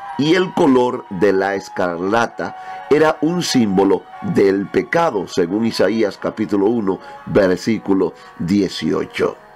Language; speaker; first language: Spanish; native; Spanish